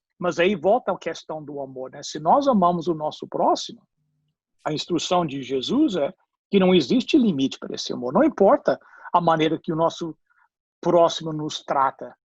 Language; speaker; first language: Portuguese; non-native, fluent; English